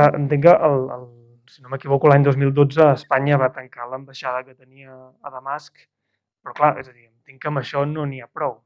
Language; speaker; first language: Catalan; native; Catalan